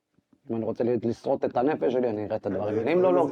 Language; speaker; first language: Hebrew; native; Hebrew